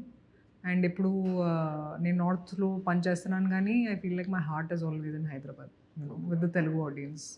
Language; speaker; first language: Telugu; non-native, local second language; Hindi